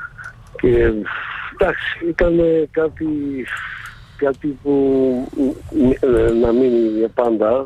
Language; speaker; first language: Greek; non-native, fluent; Slovak